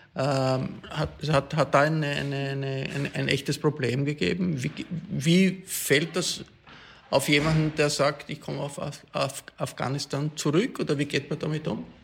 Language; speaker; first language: German; native; German